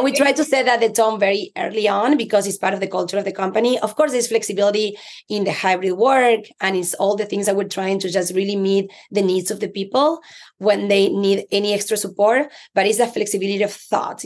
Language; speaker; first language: English; non-native, fluent; Spanish